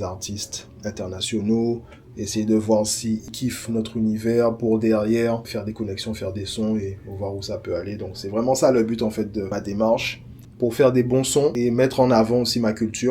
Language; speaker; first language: French; native; French